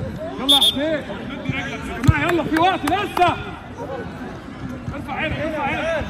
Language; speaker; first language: Arabic; native; Arabic